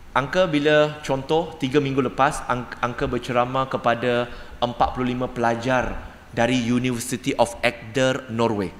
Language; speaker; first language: Malay; non-native, local second language; Cantonese